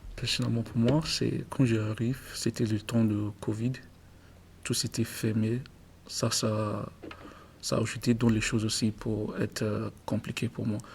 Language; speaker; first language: French; non-native, learner; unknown